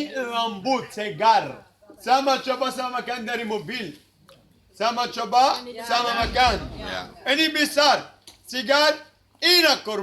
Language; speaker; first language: Indonesian; non-native, learner; Arabic